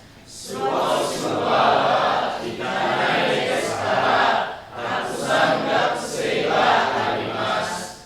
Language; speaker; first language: Japanese; non-native, learner; Indonesian